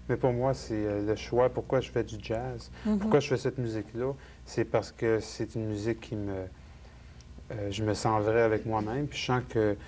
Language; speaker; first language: French; native; French